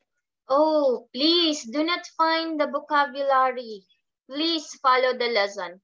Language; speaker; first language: English; non-native, fluent; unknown